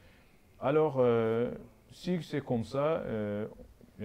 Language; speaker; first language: French; non-native, learner; Azerbaijani